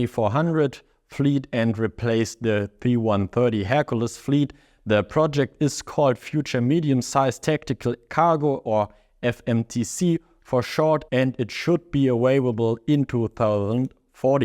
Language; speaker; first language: English; non-native, fluent; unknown